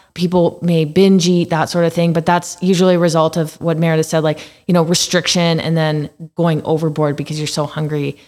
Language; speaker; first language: English; native; English